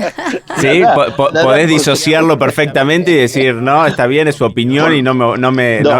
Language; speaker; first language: Spanish; native; Spanish